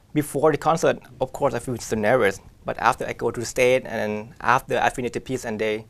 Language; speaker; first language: English; non-native, fluent; Thai